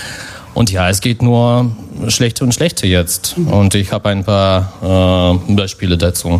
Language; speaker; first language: German; non-native, fluent; Russian